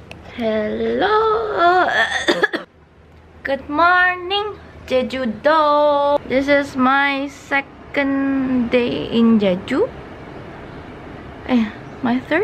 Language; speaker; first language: English; non-native, learner; Indonesian